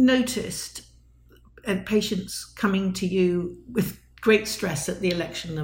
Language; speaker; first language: English; native; English